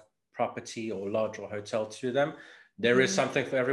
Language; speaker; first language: English; native; English